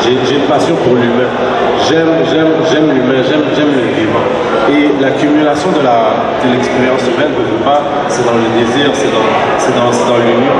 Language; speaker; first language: French; native; French